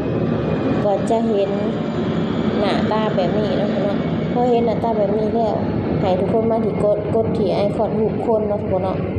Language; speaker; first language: Thai; non-native, local second language; Lao